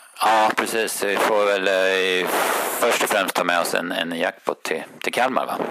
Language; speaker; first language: Swedish; native; Swedish